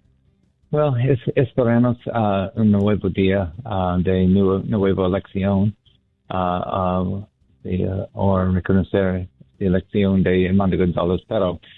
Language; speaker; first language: Spanish; non-native, learner; English